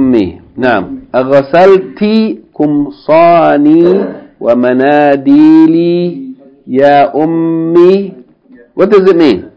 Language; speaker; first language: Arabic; non-native, fluent; English